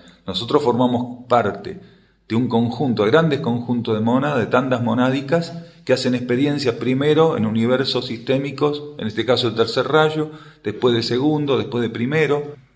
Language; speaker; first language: Spanish; native; Spanish